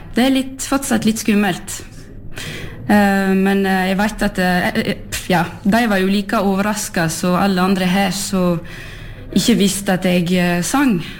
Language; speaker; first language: Norwegian; early bilingual, heritage; French